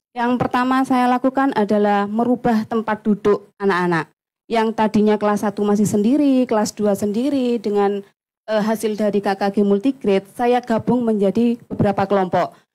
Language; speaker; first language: Indonesian; non-native, local second language; Javanese